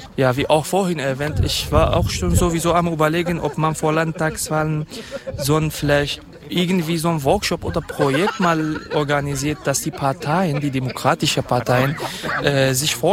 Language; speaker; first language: German; non-native, fluent; Kurdish